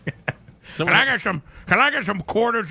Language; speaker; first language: English; native; English